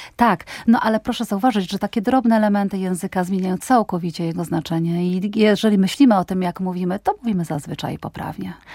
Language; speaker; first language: Polish; native; Polish